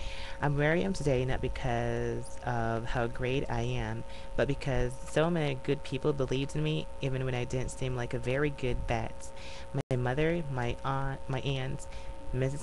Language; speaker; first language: English; native; English